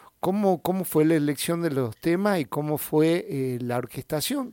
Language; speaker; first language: Spanish; native; Spanish